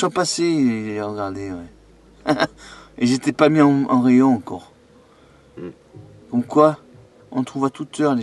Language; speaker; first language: French; native; French